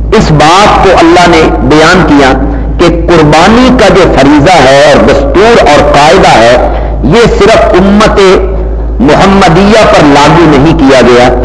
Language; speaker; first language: Urdu; non-native, local second language; Punjabi